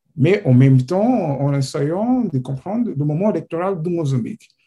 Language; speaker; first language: French; non-native, fluent; Portuguese